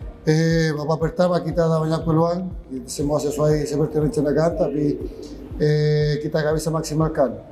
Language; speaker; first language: Indonesian; non-native, fluent; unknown